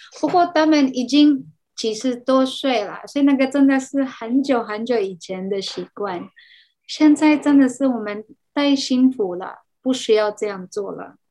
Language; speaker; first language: Chinese; non-native, fluent; Cebuano